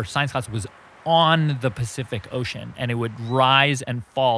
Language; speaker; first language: English; native; English